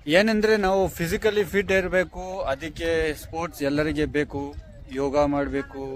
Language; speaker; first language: Kannada; non-native, local second language; Ladakhi